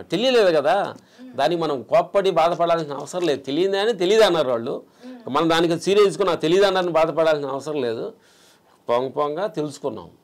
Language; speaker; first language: Telugu; native; Telugu